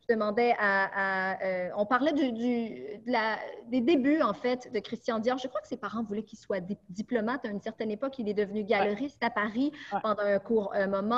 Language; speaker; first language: French; native; French